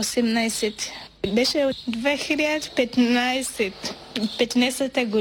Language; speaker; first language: Bulgarian; non-native, learner; Swahili